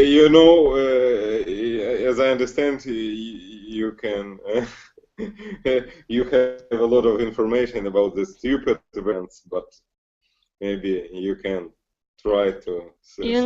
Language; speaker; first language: English; non-native, learner; Russian